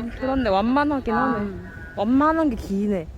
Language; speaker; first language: Korean; native; Korean